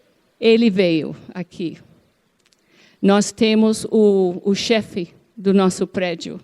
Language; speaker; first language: Portuguese; non-native, fluent; English